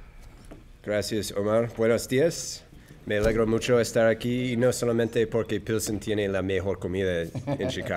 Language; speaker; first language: Spanish; non-native, learner; English